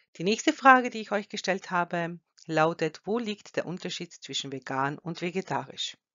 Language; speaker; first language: German; non-native, fluent; Croatian